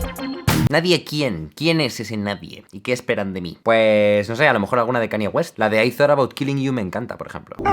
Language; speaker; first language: Spanish; native; Spanish